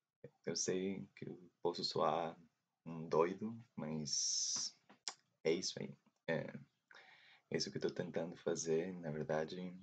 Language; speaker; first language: Portuguese; non-native, fluent; Spanish